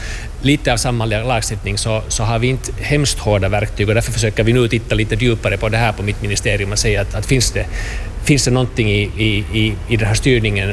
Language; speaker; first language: Swedish; native; Swedish